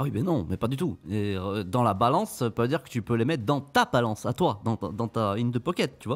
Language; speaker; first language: French; native; French